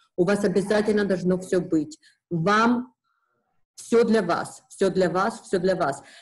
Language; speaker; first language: Russian; native; Russian